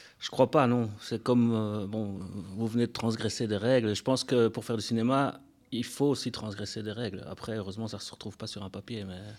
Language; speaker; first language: French; native; French